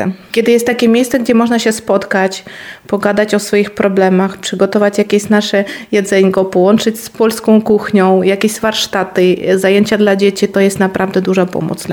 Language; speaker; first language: Polish; non-native, fluent; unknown